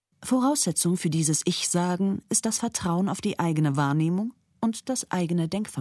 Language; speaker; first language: German; native; German